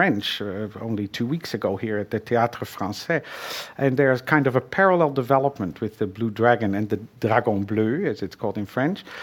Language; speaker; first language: English; non-native, fluent; Dutch